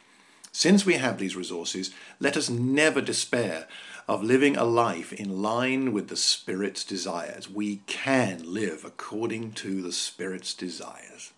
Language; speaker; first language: English; native; English